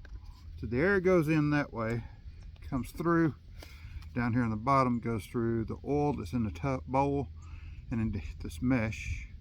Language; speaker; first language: English; native; English